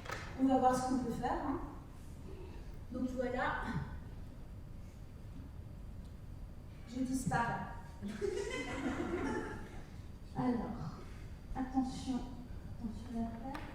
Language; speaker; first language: French; native; French